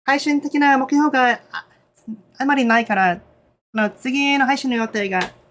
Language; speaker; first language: Japanese; non-native, learner; English